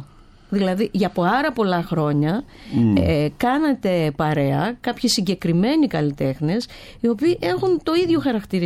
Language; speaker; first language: Greek; native; Greek